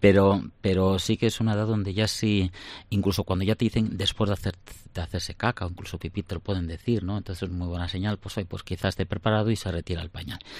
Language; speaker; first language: Spanish; native; Spanish